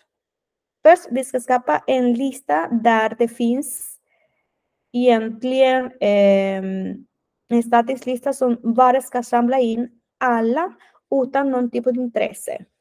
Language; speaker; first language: Swedish; non-native, fluent; Spanish